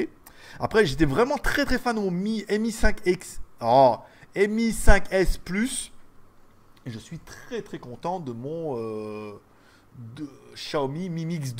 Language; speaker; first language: French; native; French